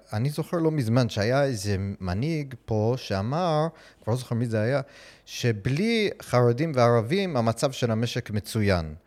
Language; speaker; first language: Hebrew; non-native, fluent; English